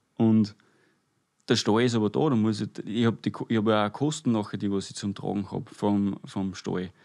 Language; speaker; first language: German; native; German